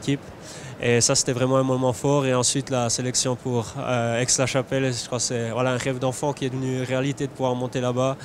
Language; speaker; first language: French; native; French